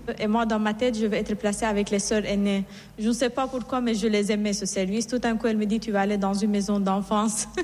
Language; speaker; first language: French; non-native, fluent; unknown